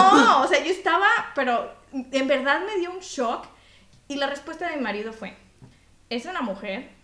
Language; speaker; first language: Spanish; native; Spanish